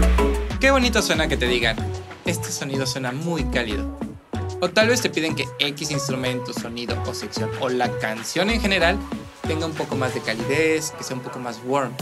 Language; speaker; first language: Spanish; native; Spanish